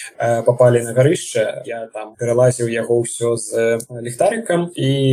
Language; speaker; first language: Belarusian; non-native, local second language; Russian